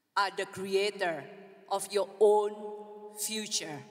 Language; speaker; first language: English; non-native, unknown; Indonesian